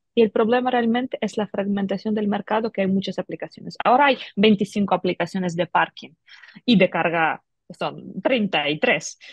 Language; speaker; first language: Spanish; non-native, fluent; Ukrainian